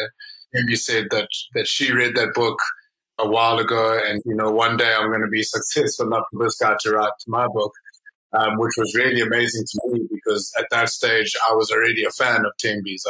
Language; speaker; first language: English; native; English